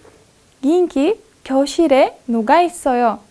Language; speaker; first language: Korean; non-native, fluent; Kyrgyz